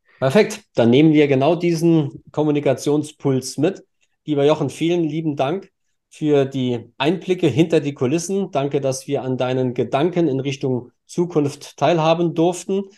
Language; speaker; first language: German; native; German